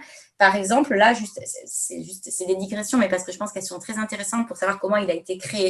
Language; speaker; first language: French; native; French